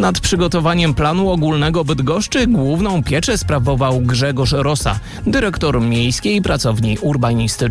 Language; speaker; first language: Polish; native; Polish